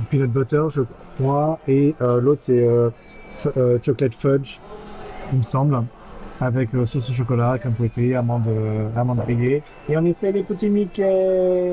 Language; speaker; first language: French; native; French